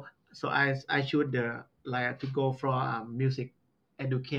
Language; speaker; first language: English; non-native, learner; Thai